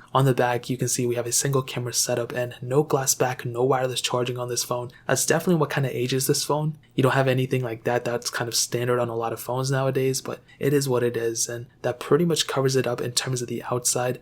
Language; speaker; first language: English; native; English